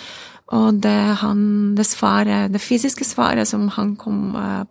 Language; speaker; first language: Norwegian; non-native, fluent; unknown